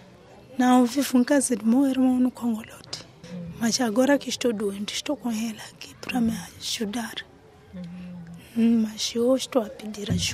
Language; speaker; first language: Portuguese; non-native, local second language; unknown